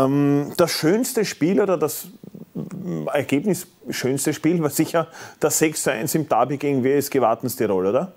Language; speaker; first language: German; native; German